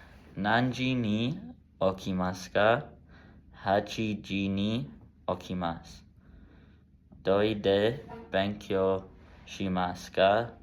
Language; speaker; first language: Japanese; non-native, learner; English